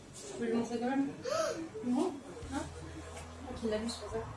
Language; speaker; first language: French; native; French